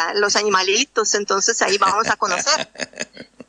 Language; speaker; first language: Spanish; non-native, fluent; Russian